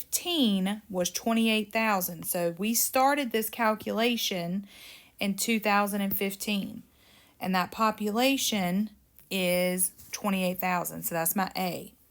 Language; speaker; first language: English; native; English